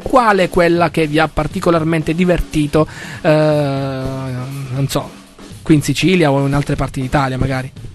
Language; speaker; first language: Italian; native; Italian